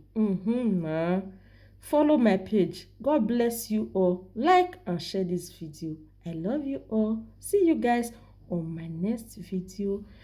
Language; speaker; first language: Nigerian Pidgin; non-native, local second language; Yoruba